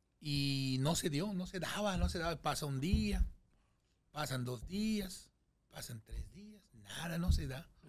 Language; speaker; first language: Spanish; native; Spanish